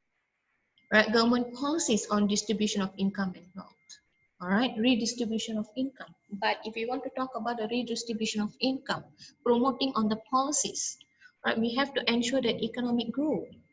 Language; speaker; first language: English; non-native, local second language; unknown